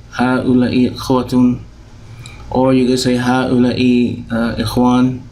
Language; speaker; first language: Arabic; non-native, fluent; English